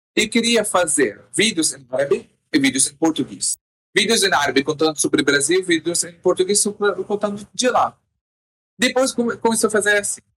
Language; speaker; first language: Portuguese; non-native, fluent; Arabic